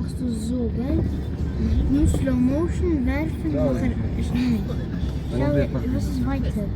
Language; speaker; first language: German; early bilingual, other home language; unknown